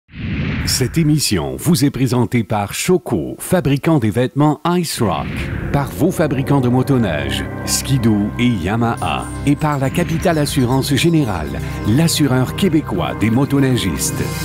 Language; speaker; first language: French; native; French